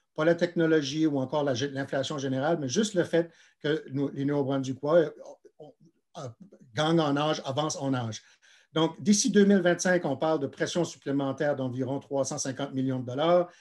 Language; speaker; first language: French; native; French